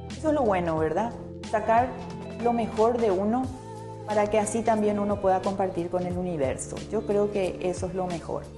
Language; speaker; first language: Spanish; early bilingual, other home language; Italian